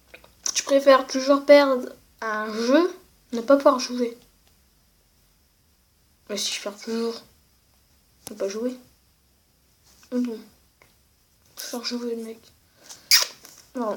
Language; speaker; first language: French; native; French